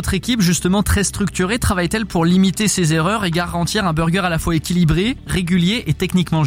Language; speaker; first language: French; native; French